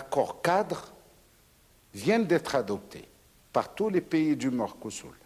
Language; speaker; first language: French; non-native, local second language; Arabic